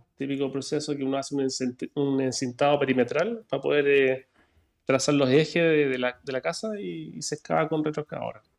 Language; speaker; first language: Spanish; native; Spanish